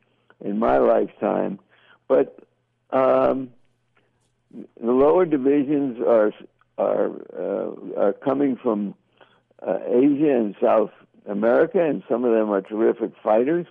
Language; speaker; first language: English; native; English